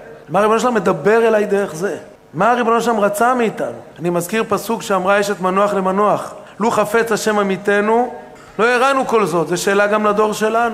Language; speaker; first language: Hebrew; native; Hebrew